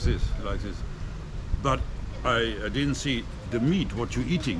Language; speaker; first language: English; non-native, learner; German